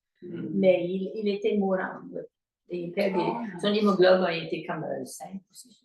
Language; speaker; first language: French; native; French